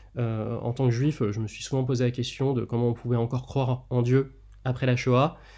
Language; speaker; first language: French; native; French